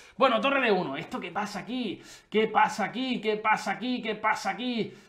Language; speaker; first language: Spanish; native; Spanish